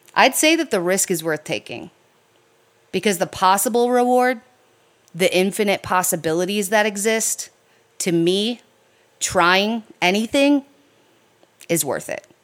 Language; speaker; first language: English; native; English